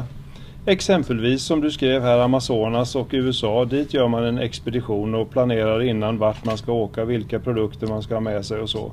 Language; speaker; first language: Swedish; native; Swedish